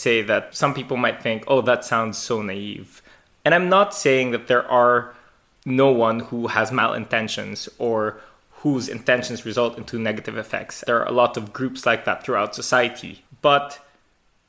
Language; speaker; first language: English; non-native, local second language; Hiligaynon